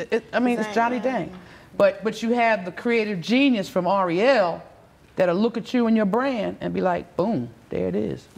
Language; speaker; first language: English; native; English